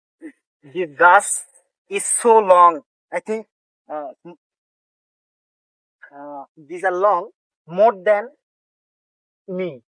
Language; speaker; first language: English; non-native, learner; Bangla